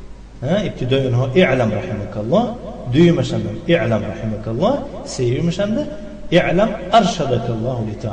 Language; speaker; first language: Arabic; non-native, fluent; Tajik